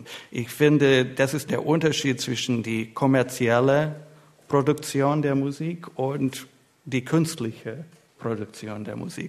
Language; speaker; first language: German; non-native, fluent; English